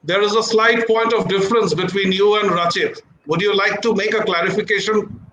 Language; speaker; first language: English; non-native, local second language; Hindi